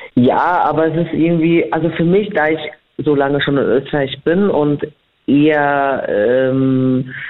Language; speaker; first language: German; non-native, fluent; Polish